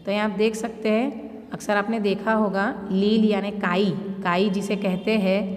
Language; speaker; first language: Urdu; non-native, local second language; Gujarati